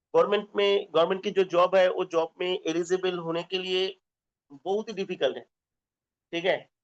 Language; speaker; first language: Hindi; non-native, local second language; Bangla